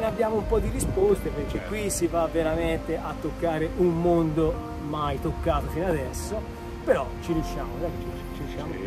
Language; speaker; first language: Italian; native; Italian